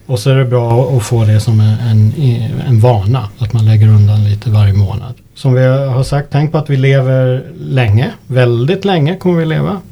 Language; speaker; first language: Swedish; early bilingual, other home language; English